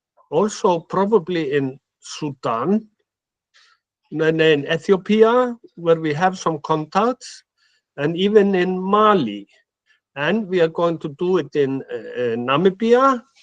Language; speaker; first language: English; non-native, fluent; Icelandic